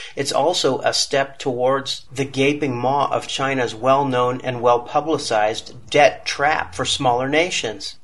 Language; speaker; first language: English; native; English